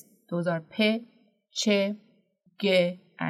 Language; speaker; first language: English; non-native, fluent; Persian